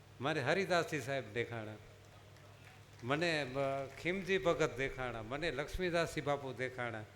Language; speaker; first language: Gujarati; native; Gujarati